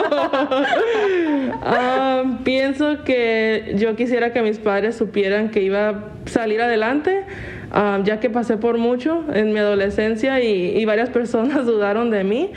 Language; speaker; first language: Spanish; native; Spanish